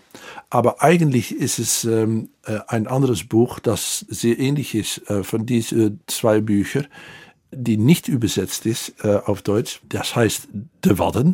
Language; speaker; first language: German; non-native, fluent; Dutch